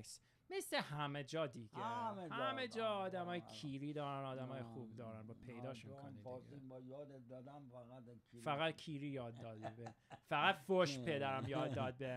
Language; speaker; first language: Persian; early bilingual, heritage; Persian